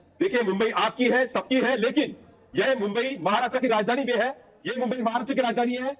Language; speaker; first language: Hindi; non-native, local second language; Marathi